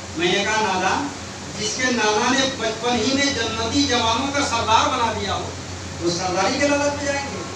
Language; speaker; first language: Urdu; non-native, local second language; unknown